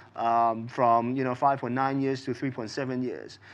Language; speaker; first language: English; non-native, local second language; Cantonese